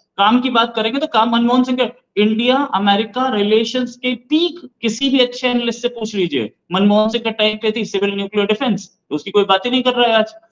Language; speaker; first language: Hindi; native; Hindi